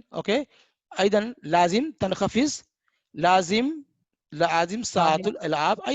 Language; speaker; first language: Arabic; non-native, fluent; Hindi